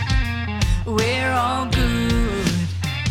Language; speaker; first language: English; native; English